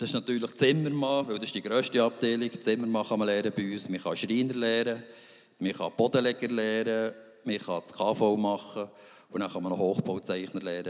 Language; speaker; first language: German; native; German